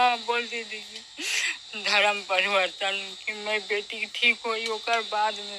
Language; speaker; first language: Hindi; non-native, local second language; Chhattisgarhi